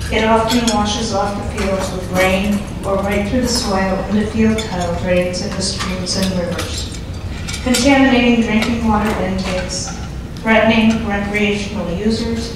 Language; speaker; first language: English; native; English